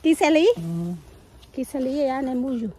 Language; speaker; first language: Czech; non-native, learner; Vietnamese